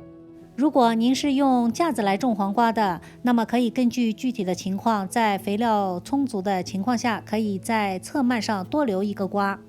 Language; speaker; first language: Chinese; native; Chinese